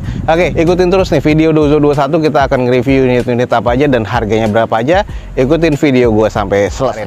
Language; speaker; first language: Indonesian; native; Indonesian